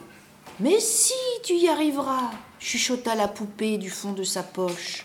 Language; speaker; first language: French; native; French